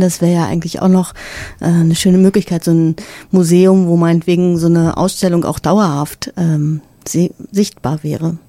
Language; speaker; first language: German; native; German